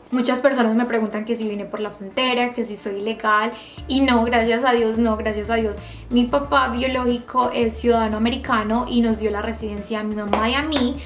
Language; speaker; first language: Spanish; native; Spanish